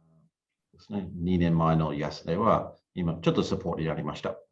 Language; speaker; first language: Japanese; non-native, learner; English